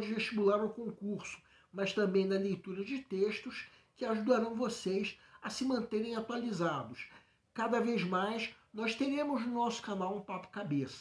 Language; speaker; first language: Portuguese; native; Portuguese